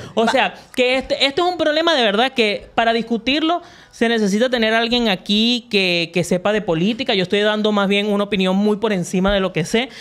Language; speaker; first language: Spanish; native; Spanish